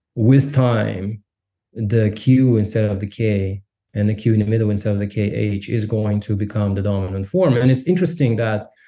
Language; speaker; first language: English; non-native, fluent; Russian